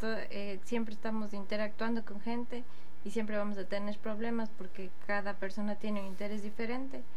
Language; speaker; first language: Portuguese; non-native, learner; Spanish